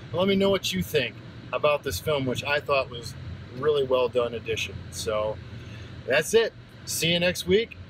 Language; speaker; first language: English; native; English